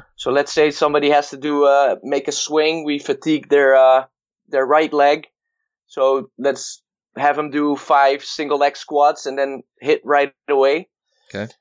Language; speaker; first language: English; non-native, fluent; Dutch